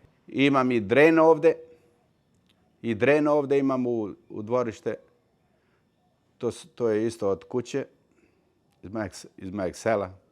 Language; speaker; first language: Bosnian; early bilingual, heritage; Serbian